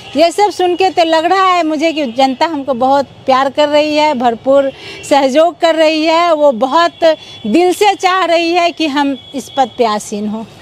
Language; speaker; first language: Hindi; native; Hindi